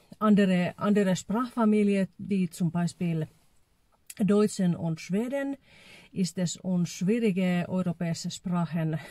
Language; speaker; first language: German; non-native, fluent; Finnish